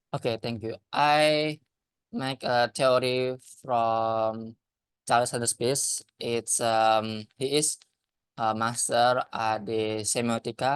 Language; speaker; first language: English; non-native, learner; Indonesian